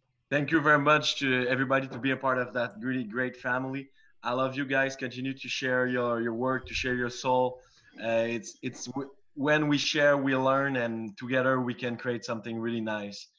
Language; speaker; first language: English; non-native, fluent; French